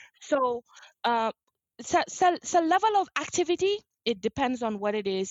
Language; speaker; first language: English; non-native, fluent; Wolof